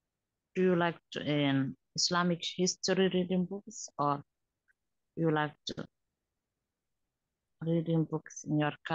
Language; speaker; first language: English; non-native, learner; Somali